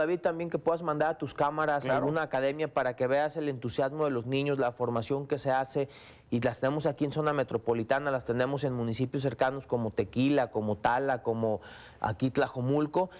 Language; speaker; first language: Spanish; native; Spanish